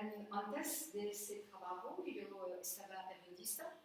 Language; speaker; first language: Spanish; non-native, learner; French